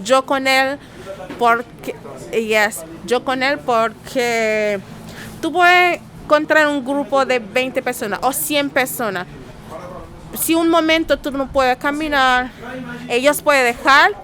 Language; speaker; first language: Spanish; non-native, learner; Haitian Creole